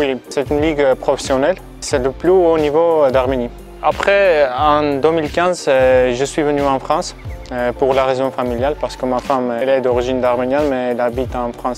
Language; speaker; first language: French; non-native, fluent; Armenian